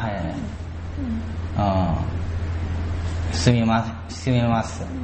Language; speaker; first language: Japanese; non-native, learner; Korean